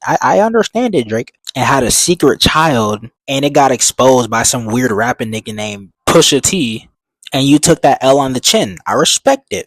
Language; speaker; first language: English; native; English